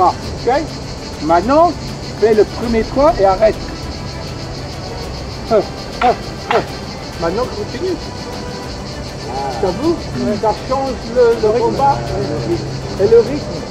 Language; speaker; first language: French; non-native, fluent; English